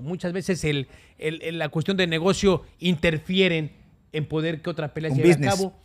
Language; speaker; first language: Spanish; native; Spanish